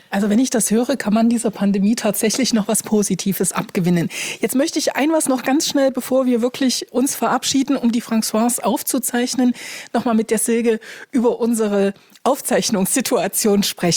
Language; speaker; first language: German; native; German